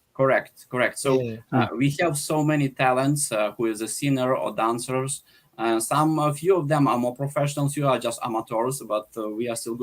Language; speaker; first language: English; non-native, fluent; Ukrainian